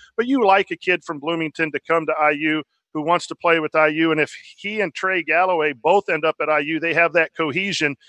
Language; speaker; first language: English; native; English